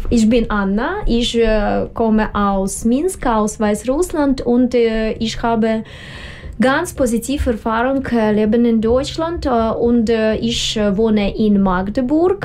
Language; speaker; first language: German; non-native, learner; Russian